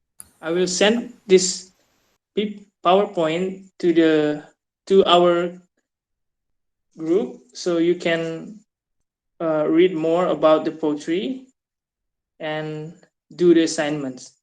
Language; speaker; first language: English; non-native, fluent; Indonesian